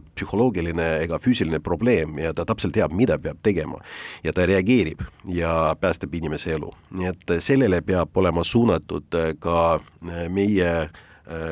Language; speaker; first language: Estonian; non-native, local second language; Russian